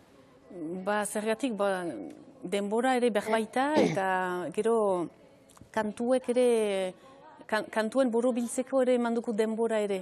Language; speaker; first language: Basque; native; Basque